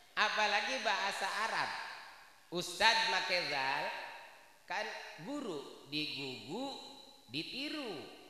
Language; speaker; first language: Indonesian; native; Indonesian